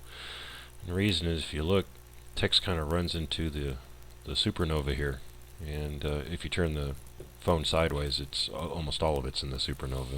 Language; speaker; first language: English; native; English